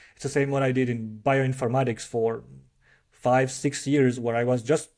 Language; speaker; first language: English; non-native, fluent; French